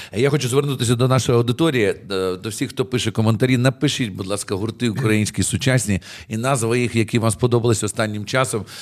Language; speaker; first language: Ukrainian; native; Ukrainian